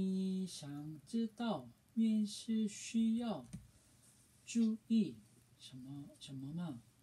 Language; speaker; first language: Chinese; non-native, learner; Korean